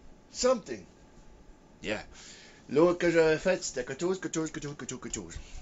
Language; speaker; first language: French; early bilingual, heritage; French